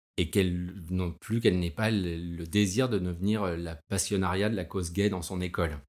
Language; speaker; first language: French; native; French